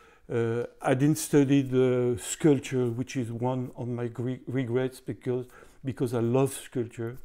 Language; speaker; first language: English; non-native, fluent; French